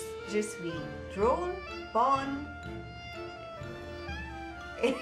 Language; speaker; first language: French; non-native, learner; English